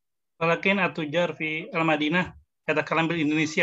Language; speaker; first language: Arabic; non-native, learner; Indonesian